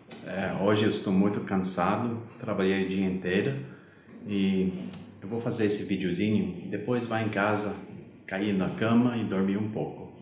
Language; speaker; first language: Portuguese; non-native, fluent; English